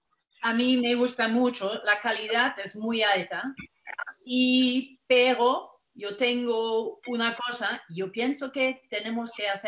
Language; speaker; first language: Spanish; non-native, fluent; German